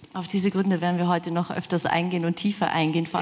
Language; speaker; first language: German; native; German